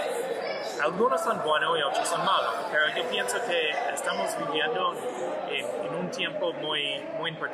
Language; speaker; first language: Spanish; non-native, learner; English